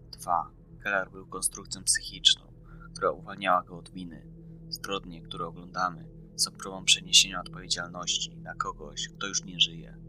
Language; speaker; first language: Polish; native; Polish